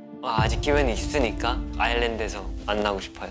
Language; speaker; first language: Korean; early bilingual, heritage; Korean